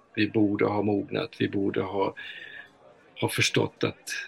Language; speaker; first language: Swedish; early bilingual, heritage; Swedish